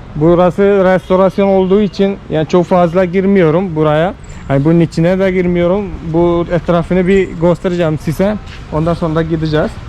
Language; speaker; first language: Turkish; non-native, fluent; Malayalam